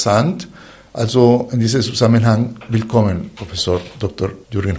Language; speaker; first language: German; non-native, fluent; Spanish